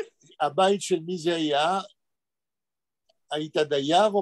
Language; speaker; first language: Hebrew; non-native, fluent; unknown